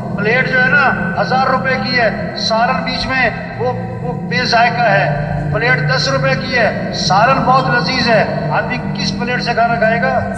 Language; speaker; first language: Urdu; non-native, local second language; Pashto